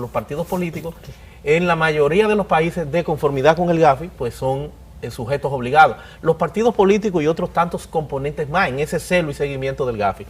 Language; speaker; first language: Spanish; native; Spanish